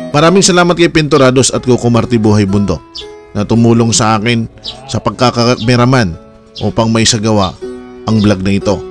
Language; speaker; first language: Filipino; non-native, local second language; Waray